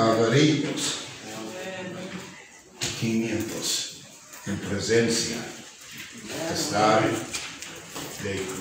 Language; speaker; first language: Spanish; non-native, fluent; English